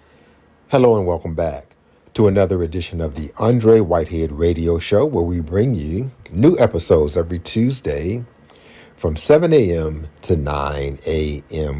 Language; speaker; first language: English; native; English